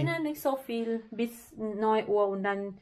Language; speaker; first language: German; non-native, learner; Thai